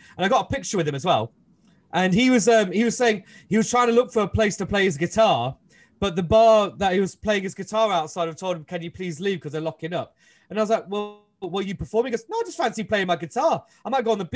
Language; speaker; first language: English; native; English